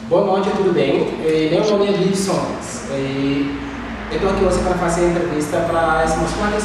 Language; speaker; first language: Portuguese; non-native, learner; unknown